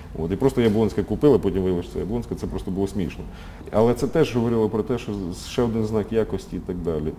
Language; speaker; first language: Ukrainian; native; Ukrainian